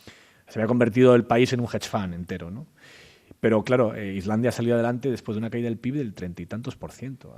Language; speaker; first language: Spanish; native; Spanish